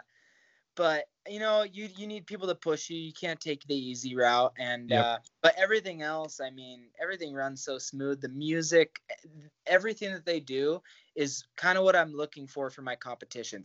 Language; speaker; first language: English; native; English